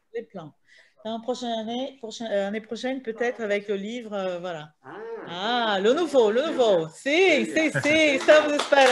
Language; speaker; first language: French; non-native, fluent; Portuguese